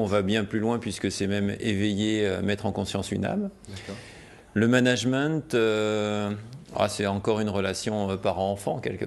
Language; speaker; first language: French; native; French